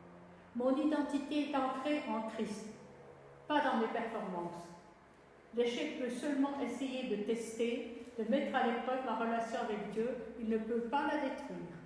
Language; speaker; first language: French; native; French